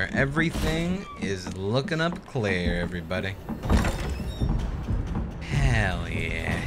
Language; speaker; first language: English; native; English